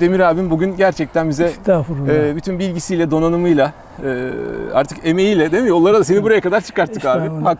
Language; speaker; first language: Turkish; native; Turkish